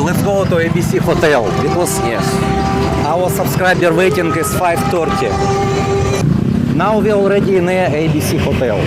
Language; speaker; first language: English; non-native, learner; Russian